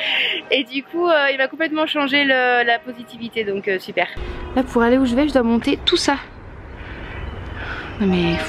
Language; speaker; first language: French; native; French